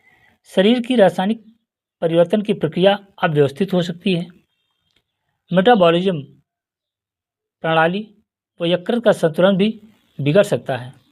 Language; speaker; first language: Hindi; native; Hindi